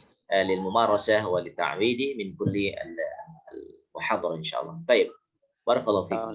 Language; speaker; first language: Arabic; non-native, fluent; Indonesian